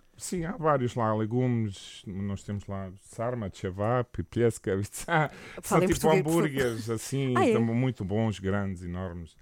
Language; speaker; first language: Portuguese; non-native, fluent; Croatian